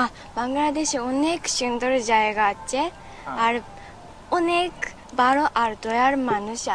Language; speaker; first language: Bangla; non-native, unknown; Japanese